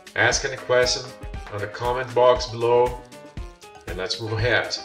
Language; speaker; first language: English; non-native, fluent; Portuguese